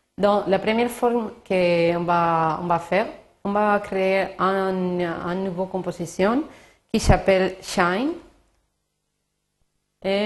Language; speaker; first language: French; non-native, learner; Spanish